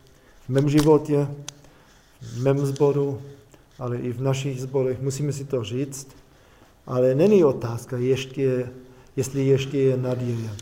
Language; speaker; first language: Czech; non-native, fluent; German